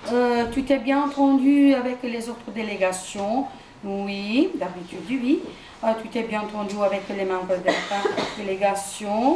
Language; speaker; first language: French; non-native, fluent; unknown